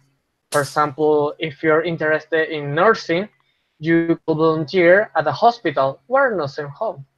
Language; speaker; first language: English; non-native, fluent; Spanish